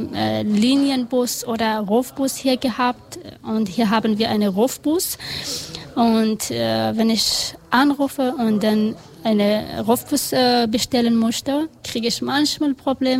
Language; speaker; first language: German; non-native, learner; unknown